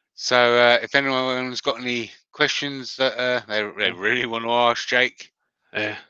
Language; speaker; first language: English; native; English